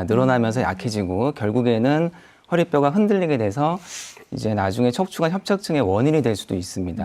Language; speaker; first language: Korean; native; Korean